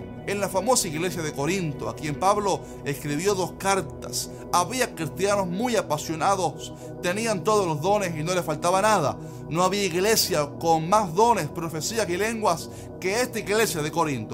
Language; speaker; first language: Spanish; native; Spanish